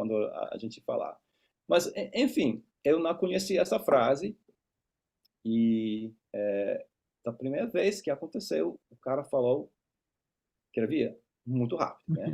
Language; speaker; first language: Portuguese; non-native, fluent; English